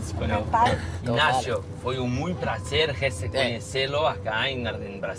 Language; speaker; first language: Portuguese; native; Portuguese